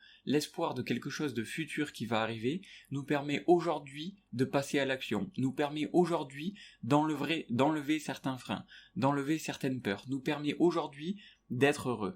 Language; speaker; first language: French; native; French